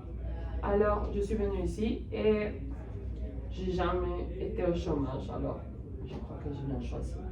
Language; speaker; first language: French; non-native, fluent; Spanish